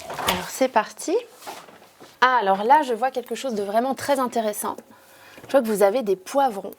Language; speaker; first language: French; native; French